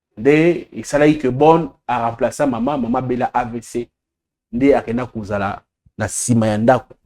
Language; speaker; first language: Lingala; native; Lingala